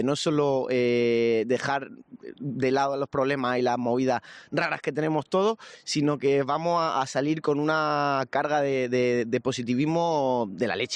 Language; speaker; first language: Spanish; native; Spanish